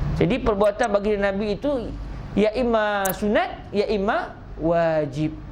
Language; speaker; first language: Malay; native; Malay